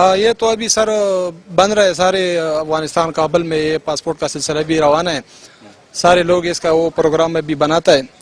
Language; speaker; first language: Urdu; non-native, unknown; Pashto